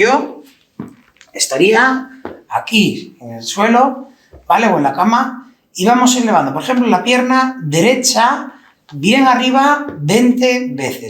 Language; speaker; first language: Spanish; native; Spanish